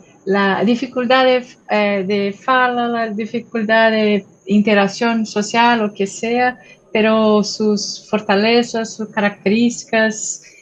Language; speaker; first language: Spanish; non-native, fluent; Portuguese